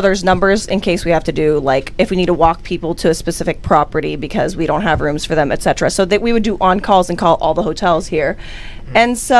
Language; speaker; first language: English; non-native, local second language; Filipino